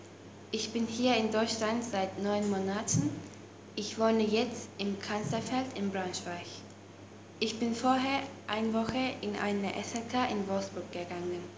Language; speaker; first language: German; non-native, learner; Turkish